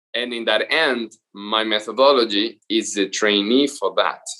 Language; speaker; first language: English; non-native, fluent; Spanish